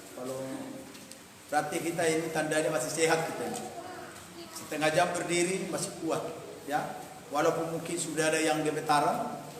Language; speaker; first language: Indonesian; non-native, local second language; Batak Toba